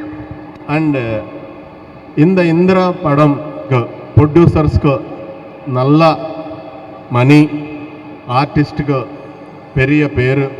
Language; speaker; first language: Tamil; non-native, learner; Telugu